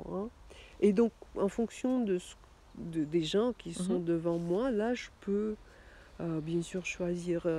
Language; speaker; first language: French; non-native, fluent; Russian